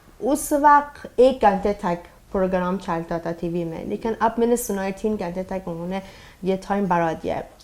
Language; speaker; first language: Urdu; non-native, fluent; Persian